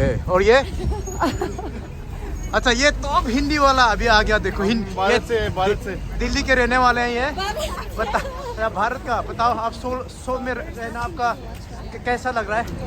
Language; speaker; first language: Hindi; non-native, local second language; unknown